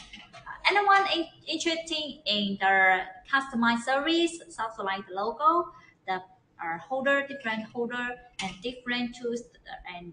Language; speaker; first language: English; non-native, learner; Chinese